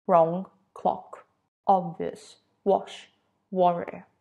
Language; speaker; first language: English; non-native, fluent; Russian